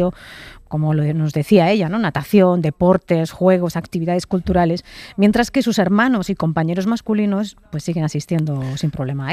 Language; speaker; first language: Spanish; native; Spanish